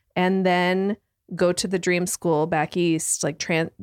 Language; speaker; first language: English; native; English